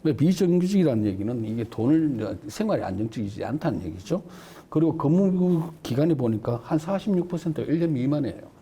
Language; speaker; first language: Korean; native; Korean